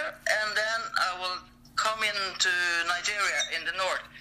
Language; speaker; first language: English; non-native, fluent; Norwegian